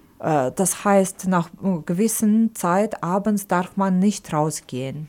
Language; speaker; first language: German; non-native, fluent; Ukrainian